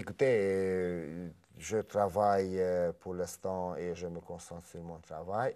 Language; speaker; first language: French; non-native, fluent; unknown